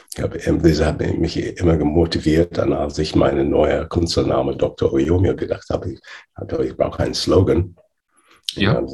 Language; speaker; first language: German; non-native, fluent; English